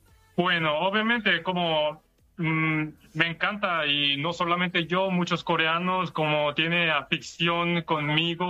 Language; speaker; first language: Spanish; non-native, learner; Korean